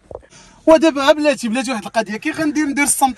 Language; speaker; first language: Arabic; native; Arabic